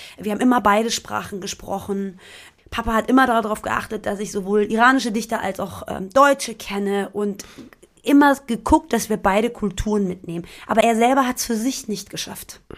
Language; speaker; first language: German; early bilingual, other home language; Persian